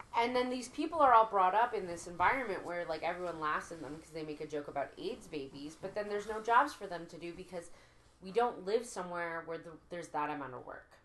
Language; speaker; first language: English; native; English